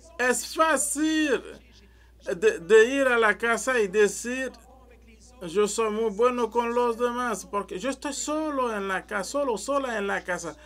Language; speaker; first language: Spanish; non-native, learner; French